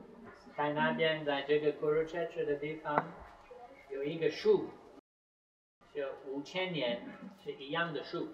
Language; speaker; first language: Chinese; non-native, fluent; English